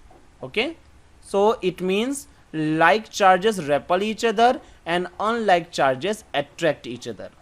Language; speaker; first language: English; non-native, local second language; Hindi